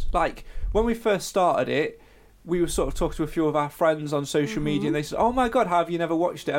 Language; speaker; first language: English; native; English